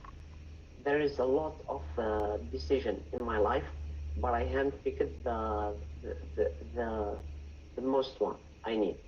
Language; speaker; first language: English; non-native, learner; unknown